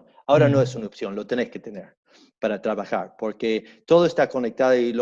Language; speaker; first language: Spanish; early bilingual, heritage; Spanish